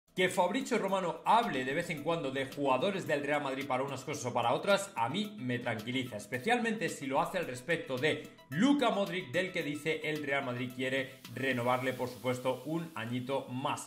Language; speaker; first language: Spanish; native; Spanish